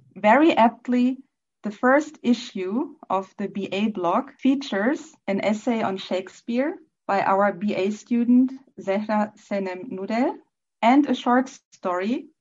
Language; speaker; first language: English; non-native, fluent; German